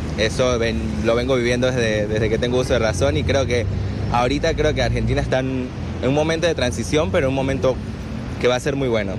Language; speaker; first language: Spanish; native; Spanish